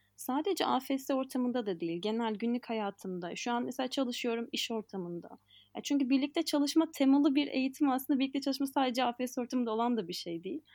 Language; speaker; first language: Turkish; native; Turkish